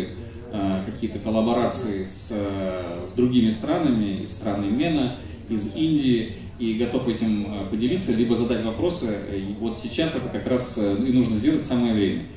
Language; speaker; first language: Russian; native; Russian